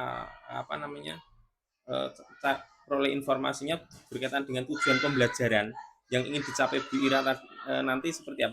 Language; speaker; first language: Indonesian; native; Indonesian